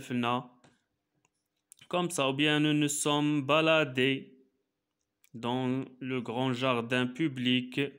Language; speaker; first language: French; non-native, local second language; Arabic